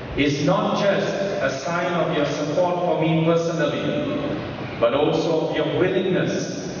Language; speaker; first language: English; non-native, local second language; Tamil